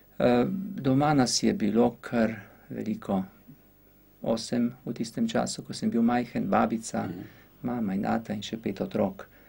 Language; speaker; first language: Slovenian; native; Slovenian